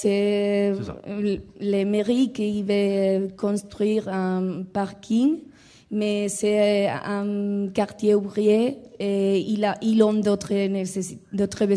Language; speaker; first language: French; non-native, learner; Spanish